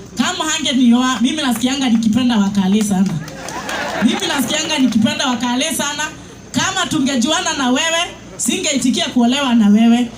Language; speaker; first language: Swahili; non-native, local second language; Kikuyu